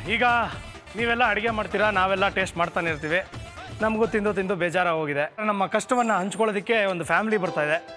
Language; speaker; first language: Kannada; native; Kannada